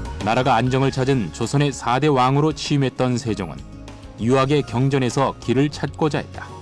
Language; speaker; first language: Korean; native; Korean